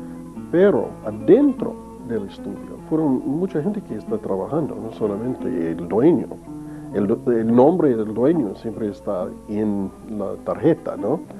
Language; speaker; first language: Spanish; non-native, fluent; English